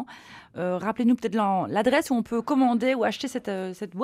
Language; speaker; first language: French; native; French